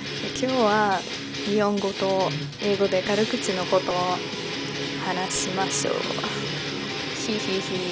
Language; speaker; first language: Japanese; non-native, learner; English